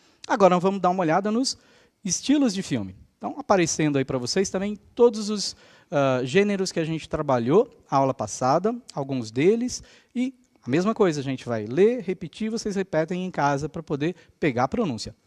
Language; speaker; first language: Portuguese; native; Portuguese